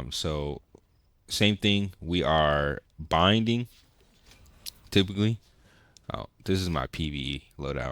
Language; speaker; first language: English; native; English